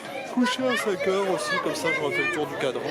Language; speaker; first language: French; native; French